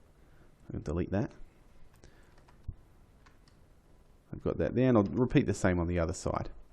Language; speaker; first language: English; native; English